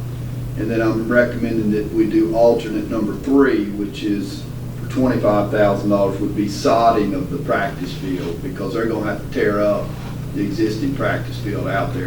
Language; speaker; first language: English; native; English